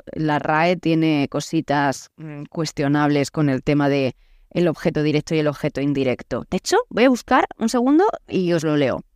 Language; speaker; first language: Spanish; native; Spanish